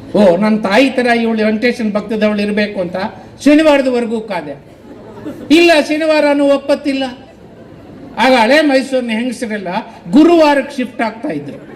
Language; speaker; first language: Kannada; non-native, local second language; Telugu